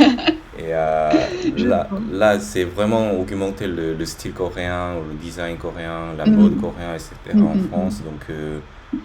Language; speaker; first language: French; native; French